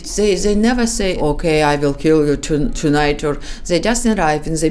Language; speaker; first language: English; non-native, fluent; Kyrgyz